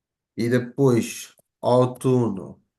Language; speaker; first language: Portuguese; non-native, fluent; Bangla